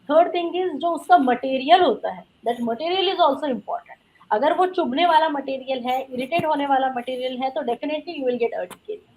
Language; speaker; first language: Hindi; non-native, local second language; Marathi